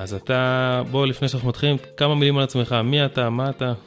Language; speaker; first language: Hebrew; native; Hebrew